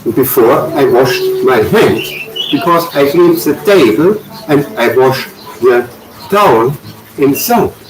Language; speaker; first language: English; non-native, learner; German